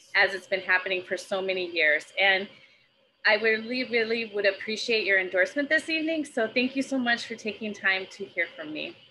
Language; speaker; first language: English; native; English